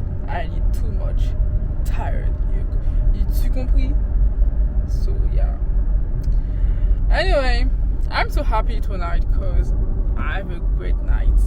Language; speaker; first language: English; non-native, learner; Haitian Creole